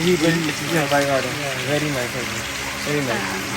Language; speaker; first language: English; non-native, local second language; Urdu